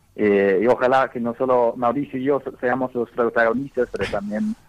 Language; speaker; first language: Spanish; non-native, fluent; English